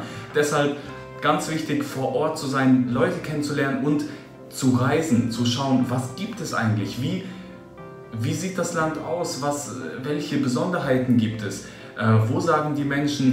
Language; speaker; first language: German; early bilingual, other home language; Russian